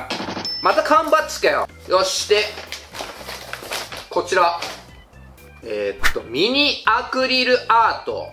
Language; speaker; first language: Japanese; native; Japanese